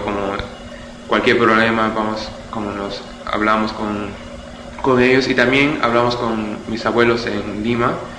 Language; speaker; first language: Spanish; early bilingual, heritage; Spanish